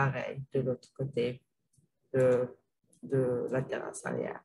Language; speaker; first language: French; non-native, local second language; Arabic